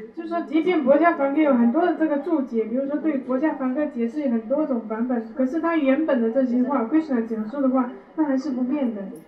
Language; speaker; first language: Chinese; native; Chinese